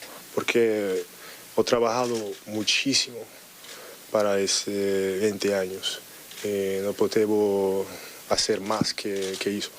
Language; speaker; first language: Spanish; non-native, learner; English